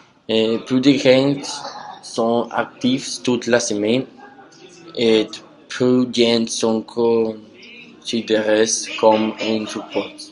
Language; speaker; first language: French; non-native, learner; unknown